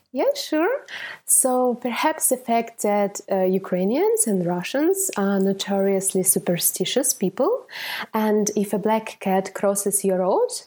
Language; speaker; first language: English; non-native, fluent; Ukrainian